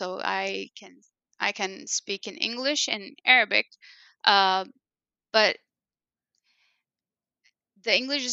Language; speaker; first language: English; non-native, fluent; Arabic